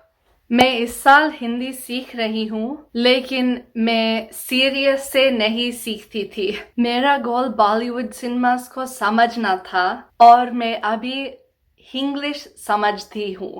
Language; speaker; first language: Hindi; non-native, learner; Telugu